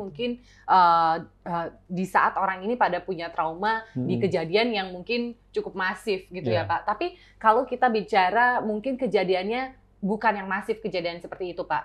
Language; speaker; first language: Indonesian; native; Indonesian